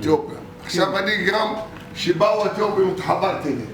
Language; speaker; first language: Hebrew; non-native, local second language; Arabic